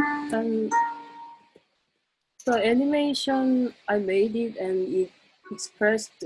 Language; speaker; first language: English; non-native, learner; Korean